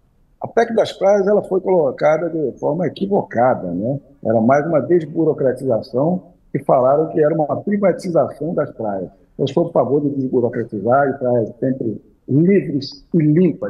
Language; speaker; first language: Portuguese; native; Portuguese